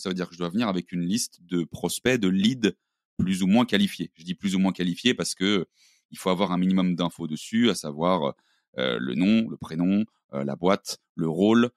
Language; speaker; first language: French; native; French